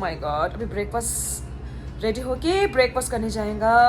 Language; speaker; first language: Hindi; non-native, local second language; Tibetan